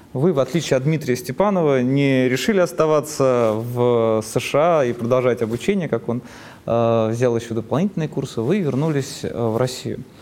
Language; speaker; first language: Russian; native; Russian